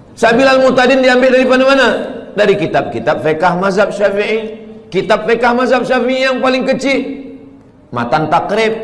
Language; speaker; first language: Malay; native; Malay